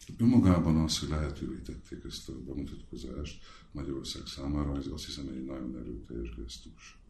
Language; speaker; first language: Hungarian; native; Hungarian